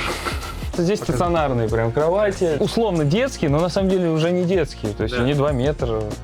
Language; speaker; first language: Russian; native; Russian